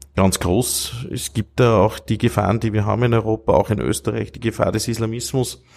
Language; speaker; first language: German; native; German